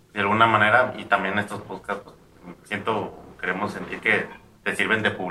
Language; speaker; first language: Spanish; native; Spanish